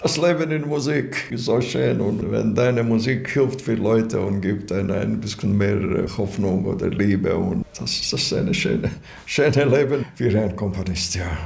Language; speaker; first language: German; non-native, learner; Latvian